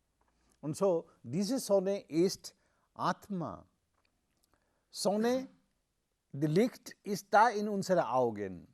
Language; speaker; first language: German; non-native, learner; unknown